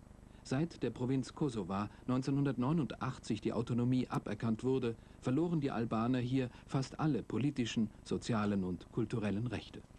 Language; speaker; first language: German; native; German